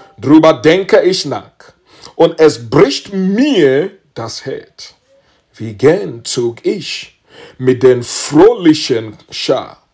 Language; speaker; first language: German; non-native, learner; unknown